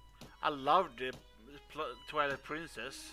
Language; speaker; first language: English; non-native, fluent; Swedish